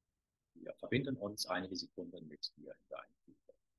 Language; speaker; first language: German; native; German